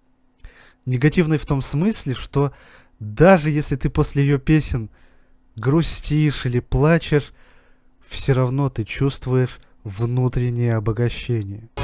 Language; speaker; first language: Russian; native; Russian